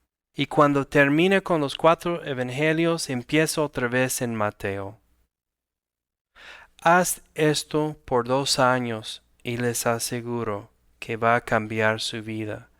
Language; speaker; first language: Spanish; non-native, fluent; English